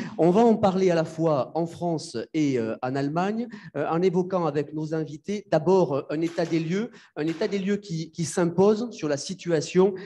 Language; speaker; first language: French; native; French